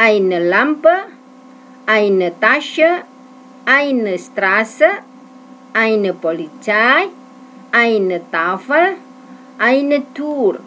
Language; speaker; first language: German; non-native, fluent; Indonesian